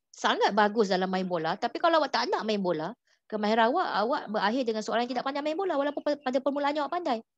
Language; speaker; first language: Malay; native; Malay